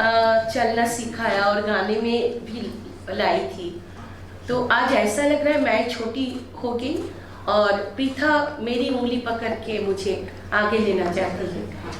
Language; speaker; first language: Hindi; non-native, local second language; Bangla